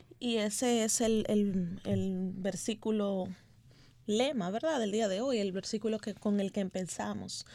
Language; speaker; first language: Spanish; native; Spanish